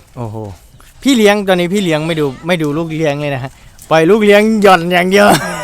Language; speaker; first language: Thai; native; Thai